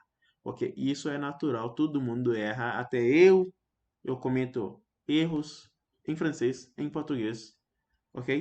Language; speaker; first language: Portuguese; non-native, fluent; French